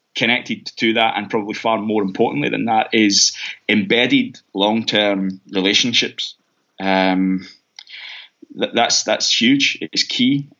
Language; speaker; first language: English; native; English